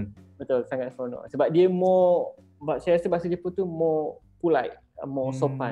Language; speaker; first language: Malay; native; Malay